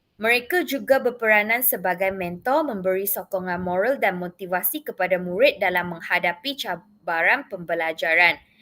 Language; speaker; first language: Malay; non-native, local second language; Chinese